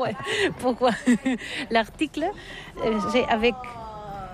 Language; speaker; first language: French; non-native, learner; Catalan